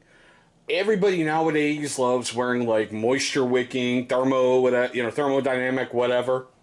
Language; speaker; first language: English; native; English